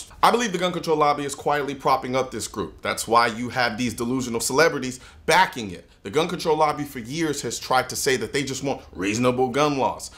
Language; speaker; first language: English; native; English